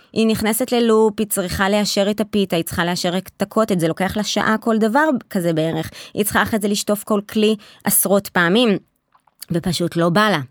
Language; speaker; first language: Hebrew; native; Hebrew